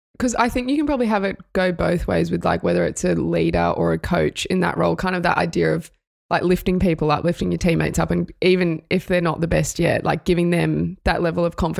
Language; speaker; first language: English; native; English